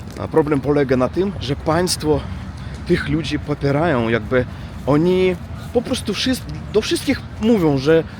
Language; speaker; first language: Polish; non-native, learner; Russian